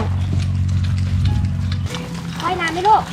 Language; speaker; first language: Korean; non-native, learner; Thai